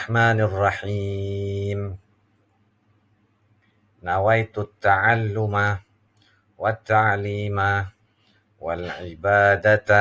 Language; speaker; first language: Arabic; non-native, fluent; Indonesian